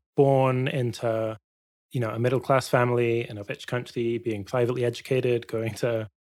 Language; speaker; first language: English; native; English